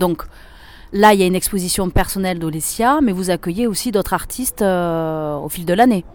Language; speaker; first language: French; native; French